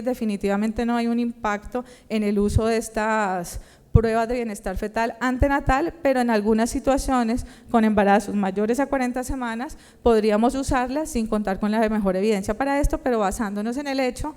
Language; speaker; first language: Spanish; native; Spanish